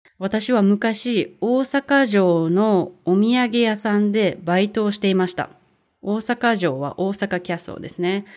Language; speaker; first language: Japanese; native; Japanese